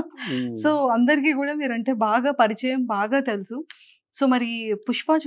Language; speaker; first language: Telugu; native; Telugu